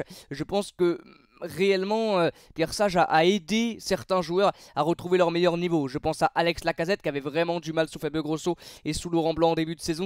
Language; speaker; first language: French; native; French